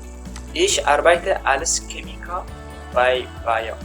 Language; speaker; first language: German; non-native, learner; Tigrinya